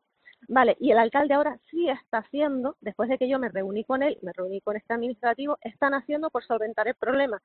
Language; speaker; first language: Spanish; native; Spanish